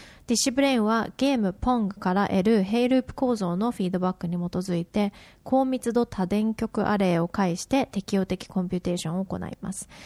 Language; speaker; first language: Japanese; native; Japanese